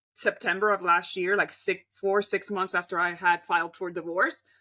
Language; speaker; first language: English; non-native, fluent; Spanish